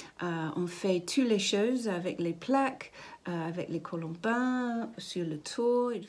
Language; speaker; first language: French; non-native, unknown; English